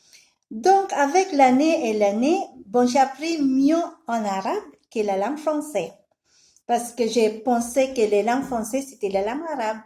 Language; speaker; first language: French; non-native, learner; Filipino